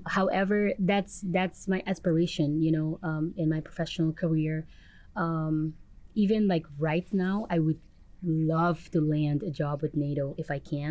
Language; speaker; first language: English; non-native, fluent; Papiamento